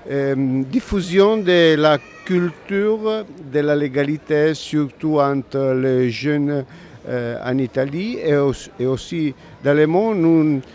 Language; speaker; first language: French; non-native, learner; Italian